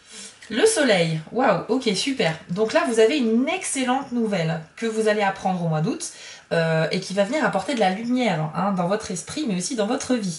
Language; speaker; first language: French; native; French